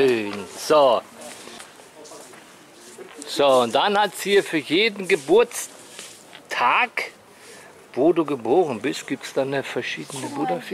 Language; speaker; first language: German; native; German